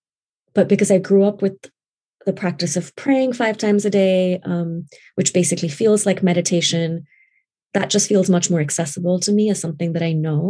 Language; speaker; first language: English; non-native, local second language; Urdu